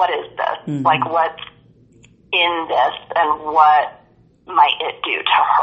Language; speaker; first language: English; native; English